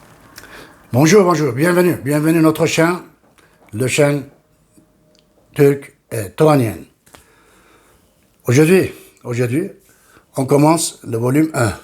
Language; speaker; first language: French; non-native, fluent; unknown